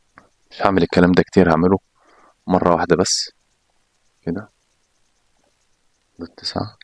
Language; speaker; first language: Arabic; native; Arabic